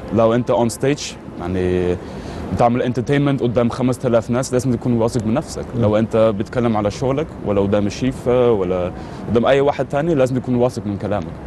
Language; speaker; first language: Arabic; early bilingual, heritage; Arabic